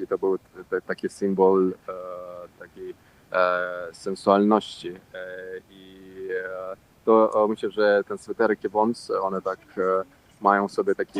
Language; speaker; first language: Polish; non-native, local second language; Russian